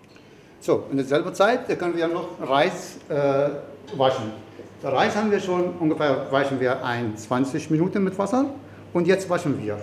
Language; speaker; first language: German; non-native, fluent; Arabic